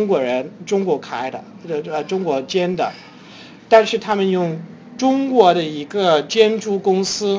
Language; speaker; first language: Chinese; non-native, fluent; English